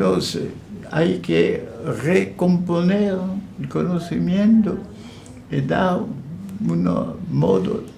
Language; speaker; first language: Spanish; non-native, fluent; French